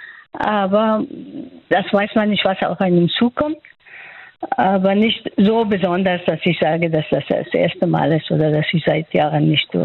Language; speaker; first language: German; non-native, fluent; Persian